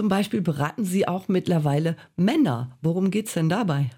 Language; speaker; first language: German; native; German